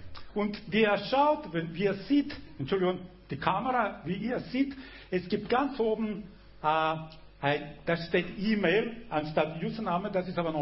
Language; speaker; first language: German; non-native, fluent; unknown